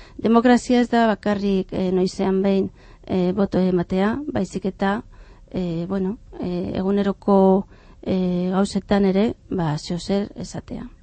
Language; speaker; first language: Basque; non-native, fluent; Catalan